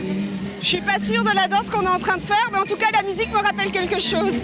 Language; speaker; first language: French; native; French